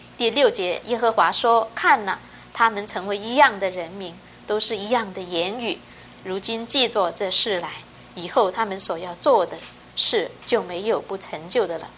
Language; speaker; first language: Chinese; non-native, local second language; Cantonese